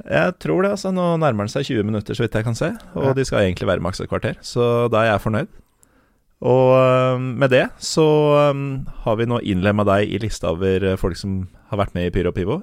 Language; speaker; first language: Norwegian; native; Norwegian